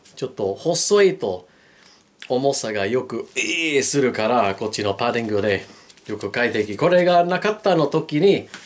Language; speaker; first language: Japanese; non-native, learner; English